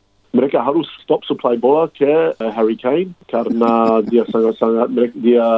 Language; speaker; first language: Indonesian; non-native, fluent; English